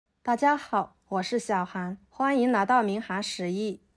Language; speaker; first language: Chinese; native; Chinese